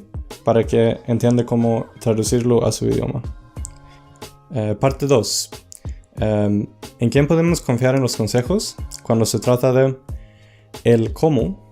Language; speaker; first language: Spanish; non-native, fluent; Swedish